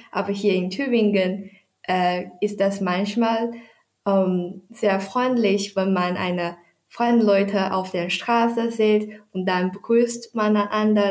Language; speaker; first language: German; non-native, learner; Chinese